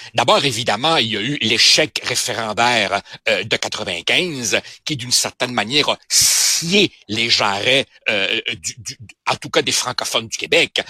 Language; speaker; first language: French; early bilingual, other home language; Spanish